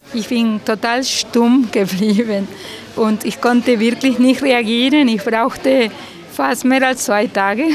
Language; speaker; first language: German; non-native, fluent; Spanish